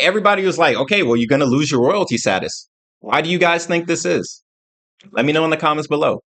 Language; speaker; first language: English; native; English